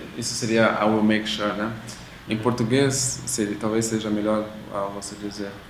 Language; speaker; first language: Portuguese; native; Portuguese